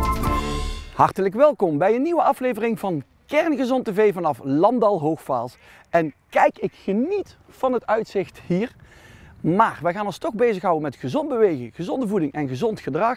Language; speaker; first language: Dutch; native; Dutch